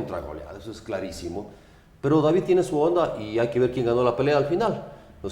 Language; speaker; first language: Spanish; native; Spanish